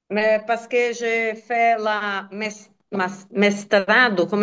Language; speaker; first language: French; non-native, learner; Portuguese